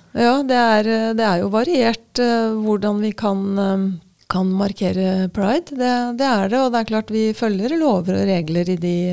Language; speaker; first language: Norwegian; native; Norwegian